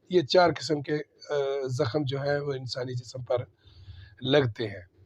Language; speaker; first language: Urdu; non-native, local second language; Punjabi